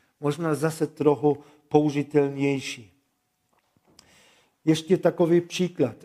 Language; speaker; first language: Czech; non-native, fluent; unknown